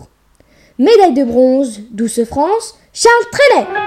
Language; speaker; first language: French; native; French